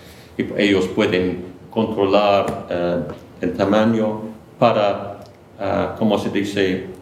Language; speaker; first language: Spanish; non-native, fluent; English